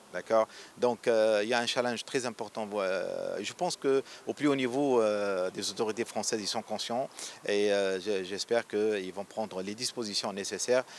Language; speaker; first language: French; non-native, local second language; Arabic